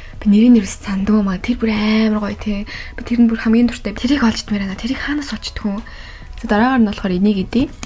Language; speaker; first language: Mongolian; early bilingual, heritage; Mongolian